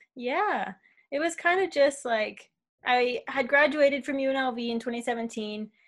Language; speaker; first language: English; native; English